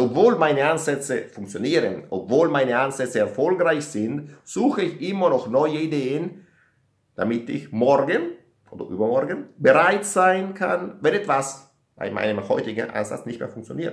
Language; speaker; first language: German; non-native, learner; Italian